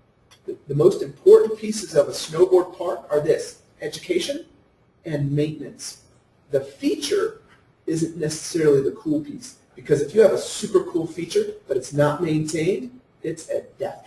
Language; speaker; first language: English; native; English